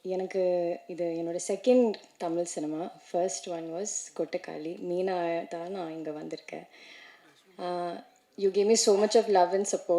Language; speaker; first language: Tamil; non-native, learner; Malayalam